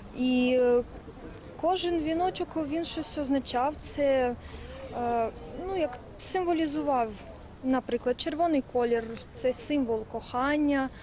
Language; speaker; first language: Ukrainian; native; Ukrainian